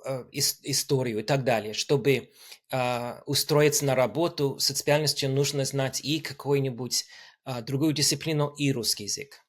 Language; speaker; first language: Russian; non-native, fluent; English